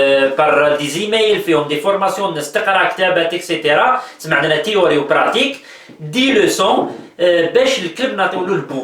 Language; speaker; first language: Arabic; native; Arabic